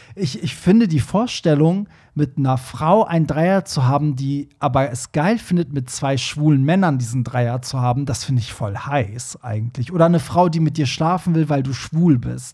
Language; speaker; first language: German; early bilingual, other home language; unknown